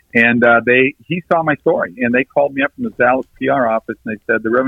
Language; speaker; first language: English; native; English